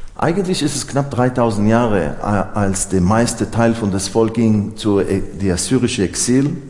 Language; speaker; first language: German; non-native, fluent; Hebrew